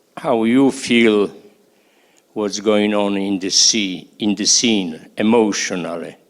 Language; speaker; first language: English; non-native, fluent; Polish